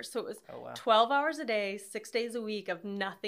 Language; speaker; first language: English; native; English